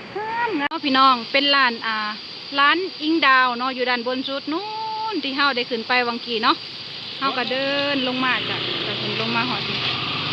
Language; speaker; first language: Thai; native; Thai